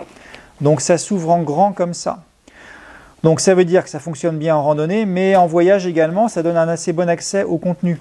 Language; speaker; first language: French; native; French